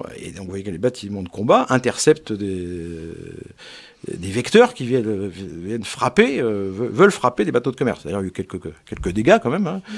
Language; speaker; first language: French; native; French